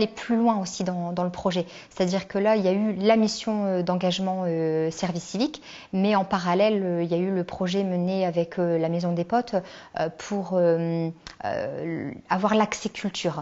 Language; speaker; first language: French; native; French